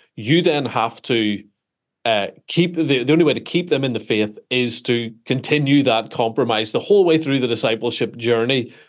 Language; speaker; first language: English; native; English